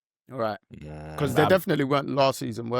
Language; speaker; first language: English; native; English